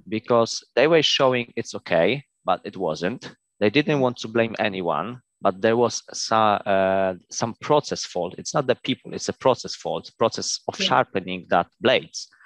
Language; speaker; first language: English; non-native, fluent; Polish